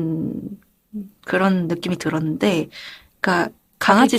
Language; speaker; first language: Korean; native; Korean